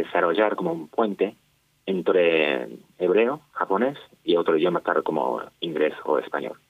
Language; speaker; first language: Spanish; non-native, fluent; Japanese